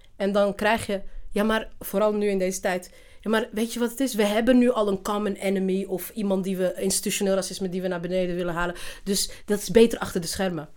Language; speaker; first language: Dutch; early bilingual, other home language; Riffian